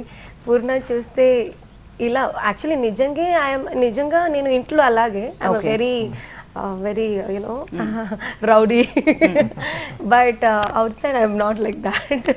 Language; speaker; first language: Telugu; non-native, learner; Malayalam